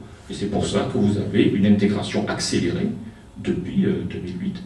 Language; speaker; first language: French; native; French